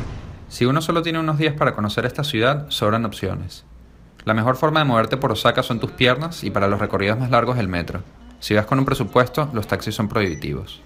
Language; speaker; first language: Spanish; native; Spanish